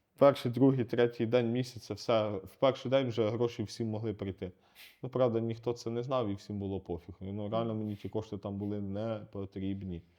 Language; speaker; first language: Ukrainian; non-native, local second language; Russian